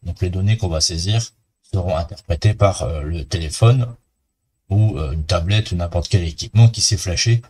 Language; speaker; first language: French; native; French